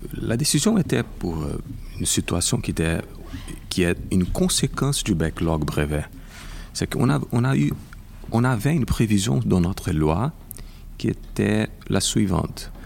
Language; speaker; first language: French; non-native, fluent; Portuguese